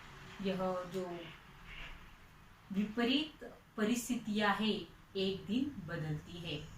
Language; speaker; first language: Hindi; non-native, local second language; Marathi